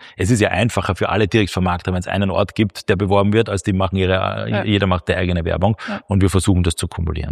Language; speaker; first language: German; native; German